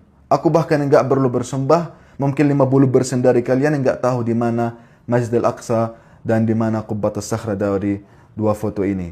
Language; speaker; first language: Indonesian; non-native, fluent; Arabic